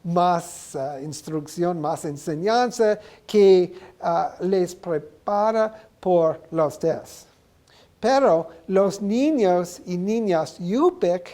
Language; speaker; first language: Spanish; non-native, learner; English